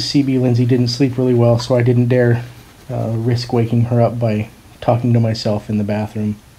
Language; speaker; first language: English; native; English